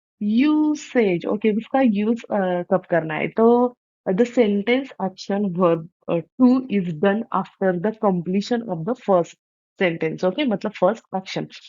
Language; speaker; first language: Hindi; non-native, local second language; Marathi